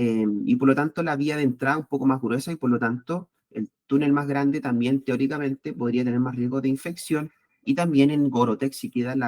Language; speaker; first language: Spanish; native; Spanish